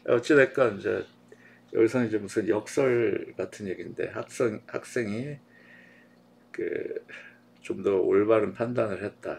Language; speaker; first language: Korean; native; Korean